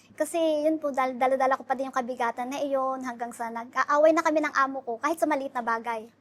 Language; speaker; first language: Filipino; native; Filipino